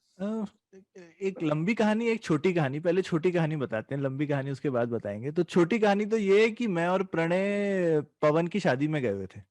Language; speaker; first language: Hindi; native; Hindi